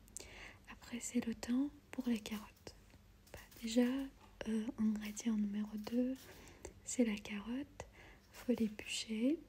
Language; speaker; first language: French; non-native, fluent; Armenian